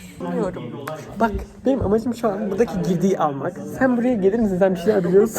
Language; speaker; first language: Turkish; native; Turkish